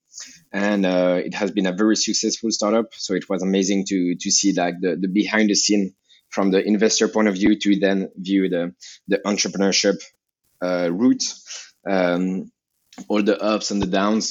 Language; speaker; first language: English; non-native, fluent; French